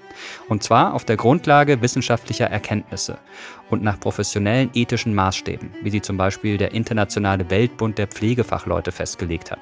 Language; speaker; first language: German; native; German